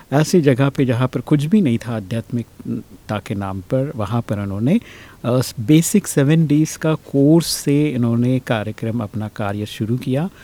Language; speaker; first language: Hindi; native; Hindi